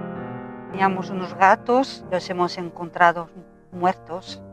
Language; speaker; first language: Spanish; non-native, fluent; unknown